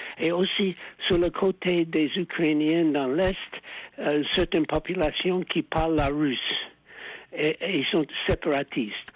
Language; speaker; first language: French; non-native, fluent; English